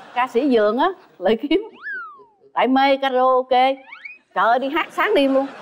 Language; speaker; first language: Vietnamese; native; Vietnamese